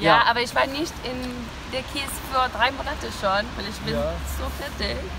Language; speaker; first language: German; non-native, learner; Spanish